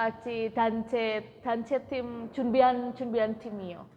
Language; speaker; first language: Korean; non-native, learner; Indonesian